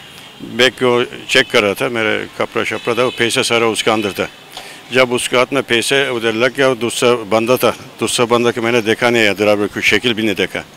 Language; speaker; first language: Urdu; non-native, learner; Turkish